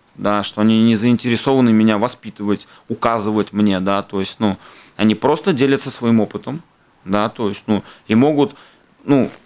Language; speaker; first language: Russian; native; Russian